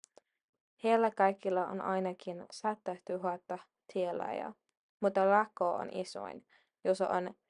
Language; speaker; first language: Finnish; non-native, learner; English